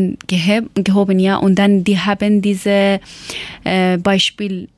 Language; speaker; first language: German; non-native, learner; Persian